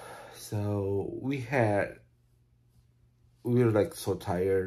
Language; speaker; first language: English; non-native, fluent; Indonesian